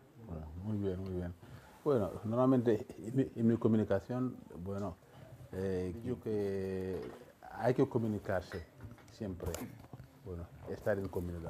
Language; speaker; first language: Spanish; non-native, fluent; Wolof